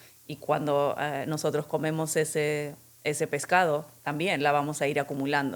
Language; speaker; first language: Spanish; native; Spanish